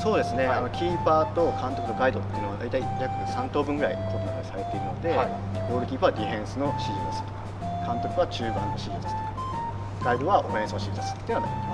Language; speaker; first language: Japanese; native; Japanese